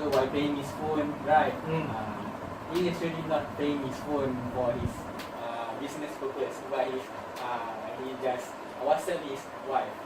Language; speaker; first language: English; non-native, learner; Malay